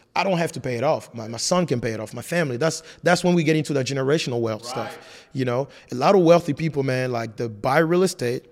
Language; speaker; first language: English; non-native, fluent; French